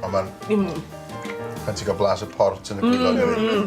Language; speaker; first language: Welsh; native; Welsh